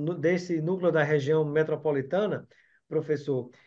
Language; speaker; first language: Portuguese; native; Portuguese